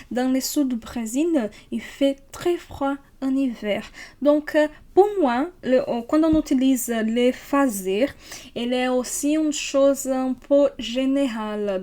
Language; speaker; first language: French; non-native, fluent; Portuguese